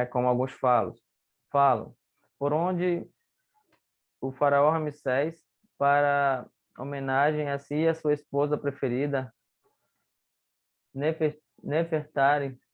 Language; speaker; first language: Portuguese; native; Portuguese